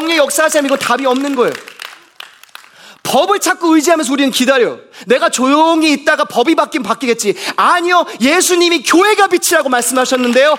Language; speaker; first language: Korean; native; Korean